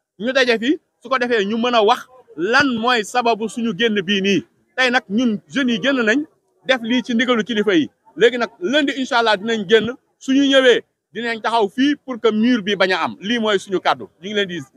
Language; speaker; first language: Wolof; native; Wolof